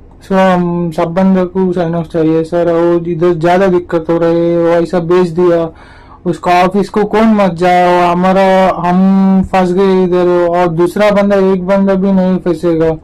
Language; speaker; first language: Hindi; non-native, local second language; Telugu